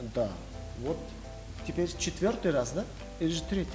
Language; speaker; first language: Russian; non-native, fluent; Tajik